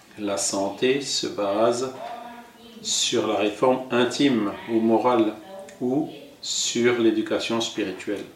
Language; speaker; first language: French; non-native, fluent; Portuguese